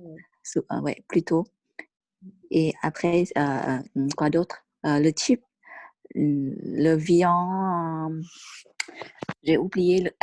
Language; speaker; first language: French; non-native, learner; Vietnamese